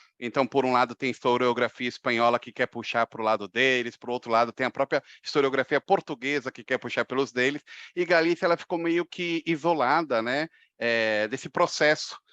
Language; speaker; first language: Portuguese; native; Portuguese